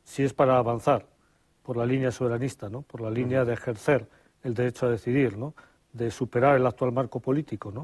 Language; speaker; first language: Spanish; native; Spanish